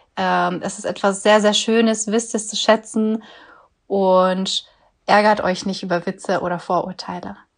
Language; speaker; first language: German; early bilingual, other home language; Russian